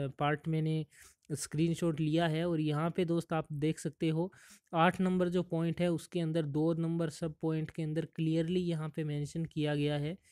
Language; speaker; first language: Hindi; native; Hindi